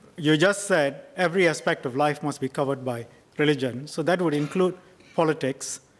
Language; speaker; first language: English; native; English